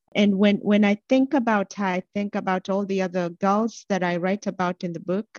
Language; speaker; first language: English; non-native, local second language; Gusii